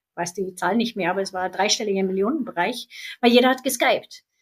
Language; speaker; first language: German; non-native, fluent; Swedish